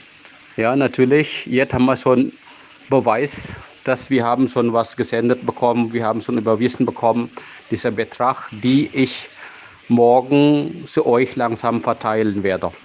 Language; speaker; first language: German; non-native, fluent; Indonesian